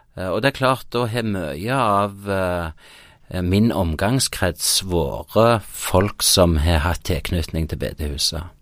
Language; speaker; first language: Norwegian; native; Norwegian